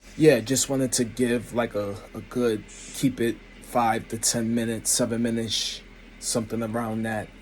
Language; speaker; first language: English; native; English